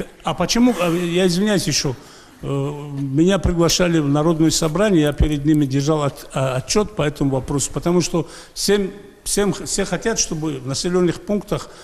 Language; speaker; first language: Russian; native; Russian